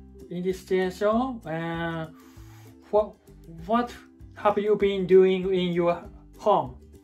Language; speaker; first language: English; non-native, learner; Japanese